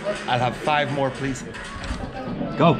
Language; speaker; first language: English; native; English